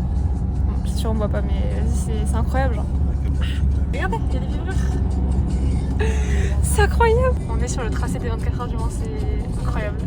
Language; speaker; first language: French; native; French